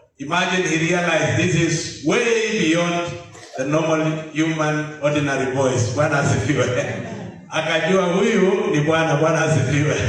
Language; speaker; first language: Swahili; non-native, local second language; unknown